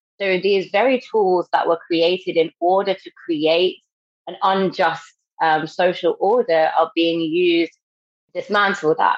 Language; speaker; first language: English; native; English